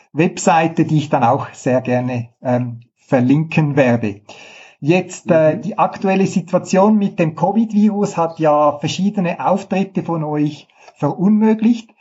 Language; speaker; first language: German; native; German